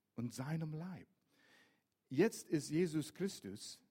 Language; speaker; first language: German; non-native, fluent; English